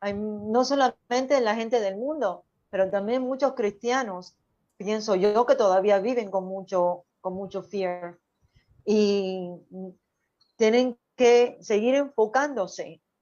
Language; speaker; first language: Spanish; early bilingual, other home language; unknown